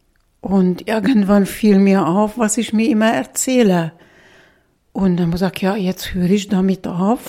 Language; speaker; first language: German; non-native, fluent; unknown